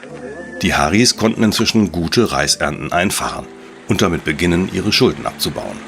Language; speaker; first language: German; native; German